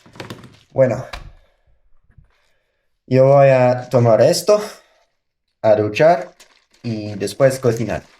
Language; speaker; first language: Spanish; non-native, learner; Dutch